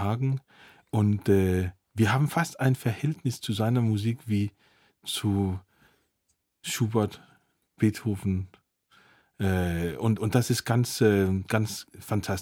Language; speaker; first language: German; non-native, fluent; Danish